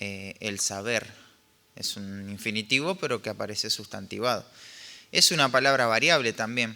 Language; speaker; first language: Spanish; native; Spanish